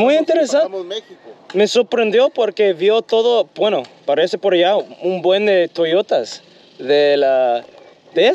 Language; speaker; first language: Spanish; non-native, learner; English